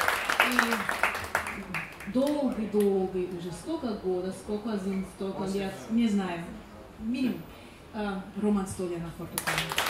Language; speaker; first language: Russian; non-native, learner; German